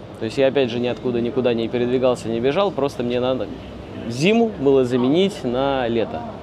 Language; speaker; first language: Russian; native; Russian